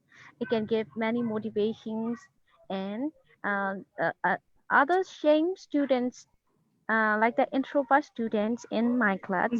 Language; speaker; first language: English; non-native, learner; Burmese